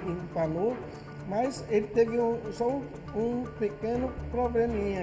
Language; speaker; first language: Portuguese; non-native, fluent; Japanese